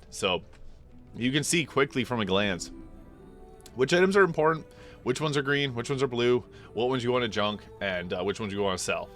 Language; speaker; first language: English; native; English